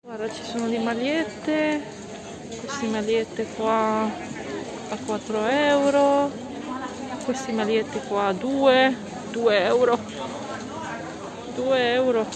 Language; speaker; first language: Italian; non-native, local second language; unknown